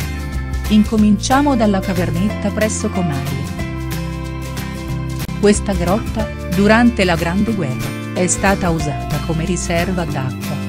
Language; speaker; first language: Italian; native; Italian